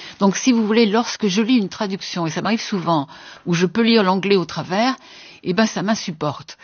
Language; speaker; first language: French; native; French